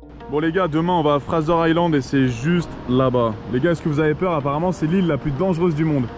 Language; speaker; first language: French; native; French